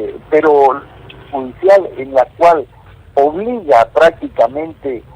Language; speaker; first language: Spanish; native; Spanish